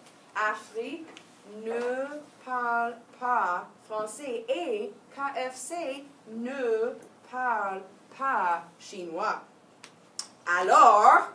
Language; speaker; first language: French; non-native, fluent; English